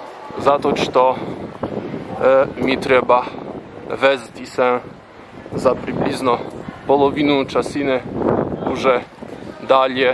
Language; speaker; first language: Polish; non-native, learner; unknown